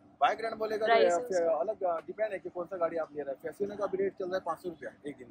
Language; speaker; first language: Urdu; non-native, local second language; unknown